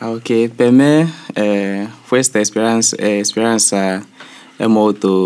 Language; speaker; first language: Italian; non-native, learner; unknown